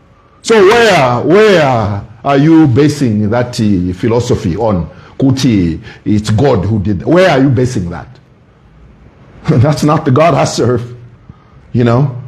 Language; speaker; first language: English; non-native, local second language; Bemba